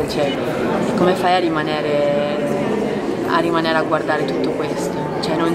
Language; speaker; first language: Italian; native; Italian